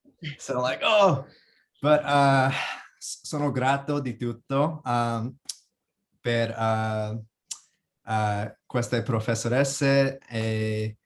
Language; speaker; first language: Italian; non-native, learner; English